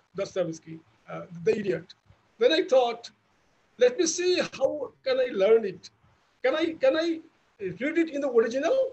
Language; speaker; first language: English; non-native, local second language; Bangla